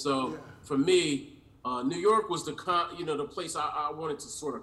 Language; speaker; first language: English; native; English